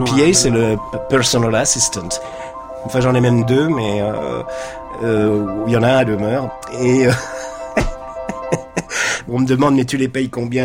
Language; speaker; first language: French; native; French